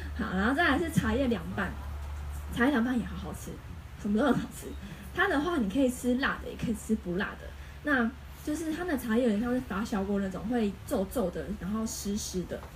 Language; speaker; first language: Chinese; native; Chinese